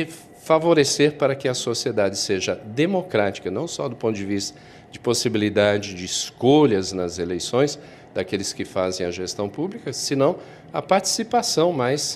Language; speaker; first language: Portuguese; native; Portuguese